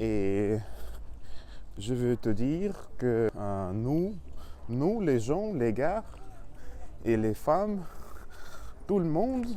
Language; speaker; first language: French; non-native, learner; Russian